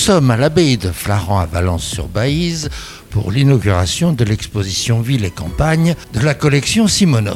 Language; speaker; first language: French; native; French